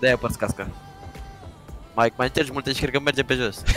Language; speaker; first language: Romanian; native; Romanian